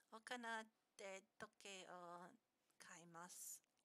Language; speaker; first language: Japanese; non-native, learner; English